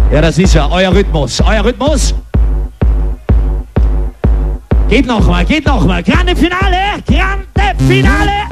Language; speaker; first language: German; native; German